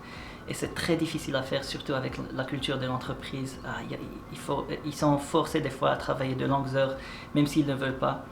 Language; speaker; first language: French; non-native, local second language; Arabic